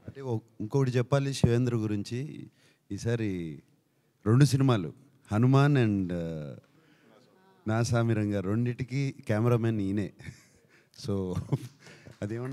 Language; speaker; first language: Telugu; native; Telugu